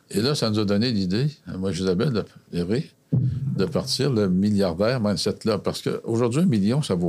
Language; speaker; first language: French; native; French